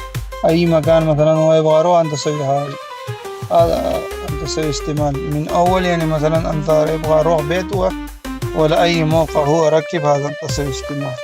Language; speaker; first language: Arabic; non-native, learner; Urdu